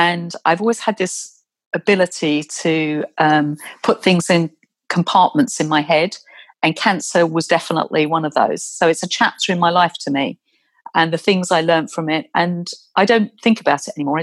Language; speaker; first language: English; native; English